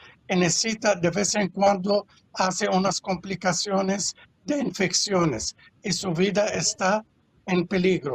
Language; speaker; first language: Spanish; non-native, fluent; Arabic